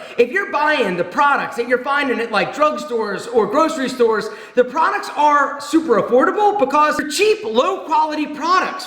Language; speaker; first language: English; native; English